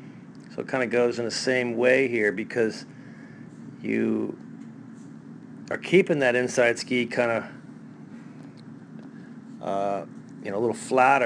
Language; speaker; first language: English; native; English